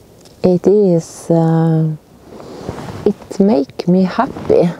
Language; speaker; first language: English; non-native, learner; Norwegian